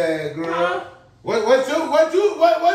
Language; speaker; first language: English; native; English